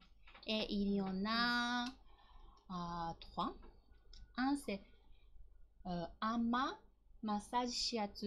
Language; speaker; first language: French; non-native, learner; Japanese